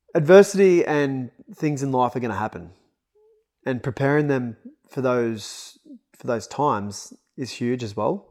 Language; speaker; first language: English; native; English